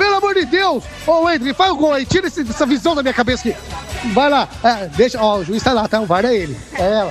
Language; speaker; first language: Portuguese; native; Portuguese